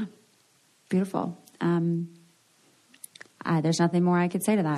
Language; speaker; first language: English; native; English